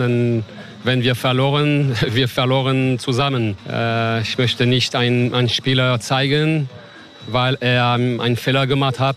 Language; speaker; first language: German; non-native, learner; French